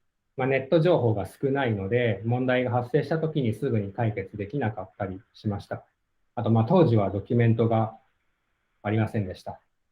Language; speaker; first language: Japanese; native; Japanese